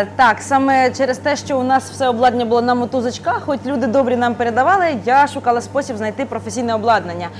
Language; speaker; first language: Ukrainian; native; Ukrainian